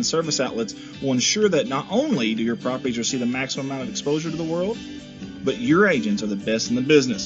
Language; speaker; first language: English; native; English